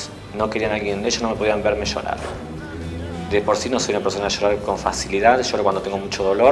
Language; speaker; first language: Spanish; native; Spanish